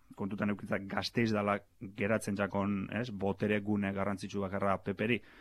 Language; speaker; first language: Basque; native; Basque